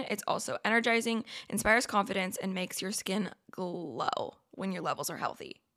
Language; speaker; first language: English; native; English